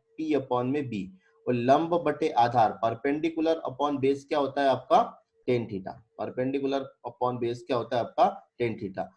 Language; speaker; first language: Hindi; native; Hindi